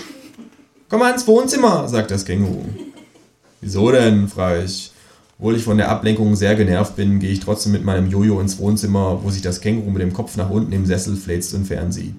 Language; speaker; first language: German; native; German